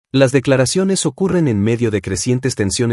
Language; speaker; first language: Spanish; native; Spanish